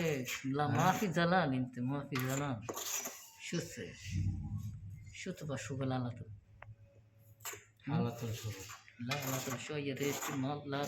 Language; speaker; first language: Arabic; non-native, learner; Bangla